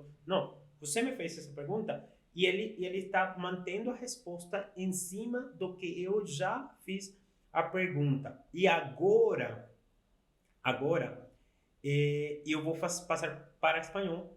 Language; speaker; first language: Portuguese; non-native, fluent; Spanish